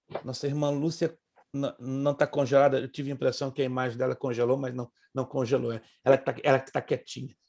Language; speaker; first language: Portuguese; native; Portuguese